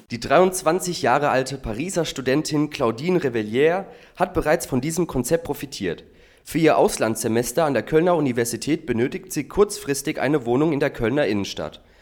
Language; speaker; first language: German; native; German